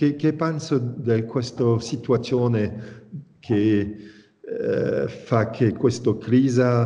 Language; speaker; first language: Italian; non-native, learner; French